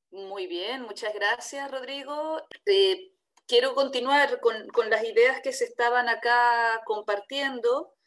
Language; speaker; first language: Spanish; native; Spanish